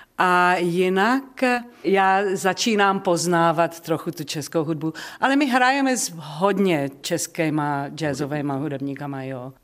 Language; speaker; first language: Czech; early bilingual, heritage; Czech